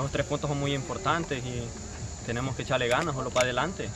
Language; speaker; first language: Spanish; native; Spanish